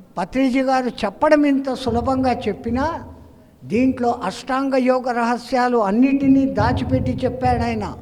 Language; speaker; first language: Telugu; non-native, fluent; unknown